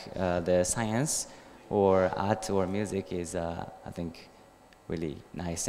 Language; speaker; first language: English; non-native, learner; Japanese